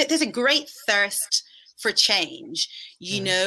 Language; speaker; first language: English; native; English